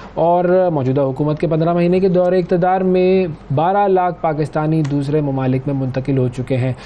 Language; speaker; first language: Urdu; native; Urdu